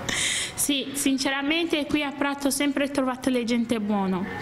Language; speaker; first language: Italian; non-native, fluent; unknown